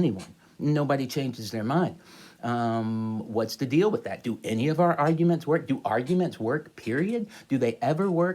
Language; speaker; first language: English; native; English